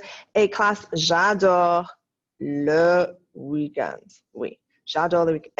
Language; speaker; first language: French; non-native, fluent; English